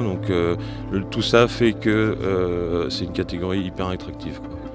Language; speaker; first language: French; native; French